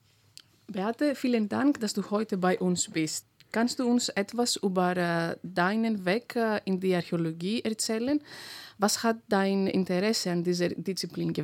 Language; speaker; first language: German; non-native, fluent; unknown